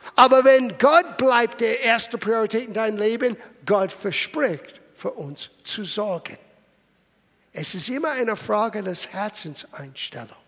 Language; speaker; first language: German; non-native, fluent; English